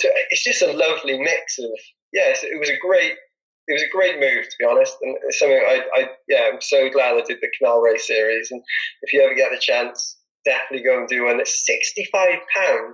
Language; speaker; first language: English; native; English